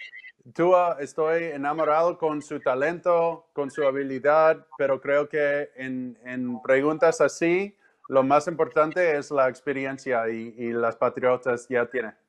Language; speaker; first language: Spanish; non-native, learner; English